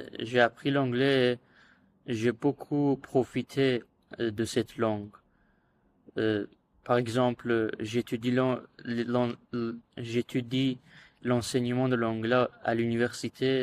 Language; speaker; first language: French; non-native, learner; Azerbaijani